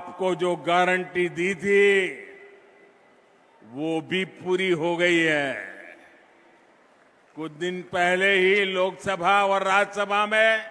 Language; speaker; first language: Hindi; non-native, local second language; Gujarati